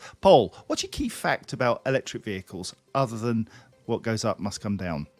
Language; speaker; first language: English; native; English